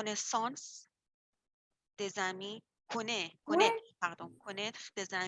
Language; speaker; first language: French; non-native, learner; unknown